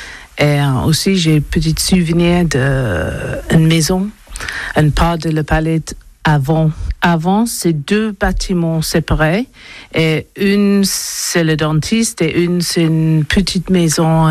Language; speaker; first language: French; non-native, learner; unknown